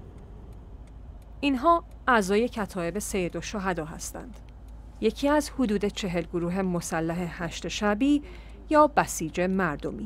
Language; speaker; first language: Persian; native; Persian